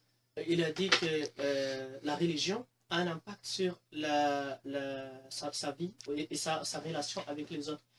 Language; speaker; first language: French; non-native, local second language; Arabic